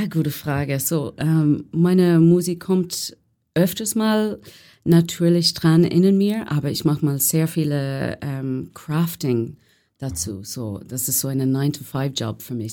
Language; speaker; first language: German; non-native, learner; English